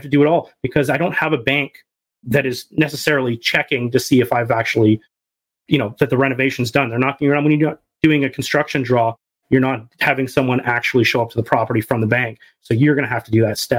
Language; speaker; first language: English; native; English